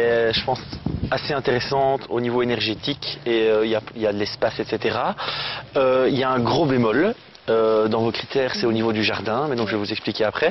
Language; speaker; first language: French; native; French